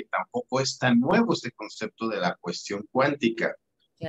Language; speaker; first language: Spanish; native; Spanish